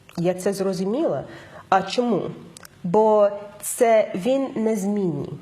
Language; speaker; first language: Ukrainian; non-native, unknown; English